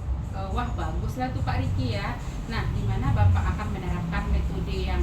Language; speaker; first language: Indonesian; native; Indonesian